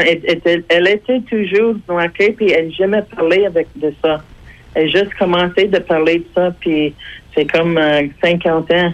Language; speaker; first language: French; non-native, fluent; English